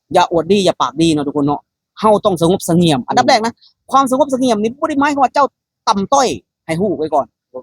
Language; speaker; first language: Thai; non-native, local second language; Lao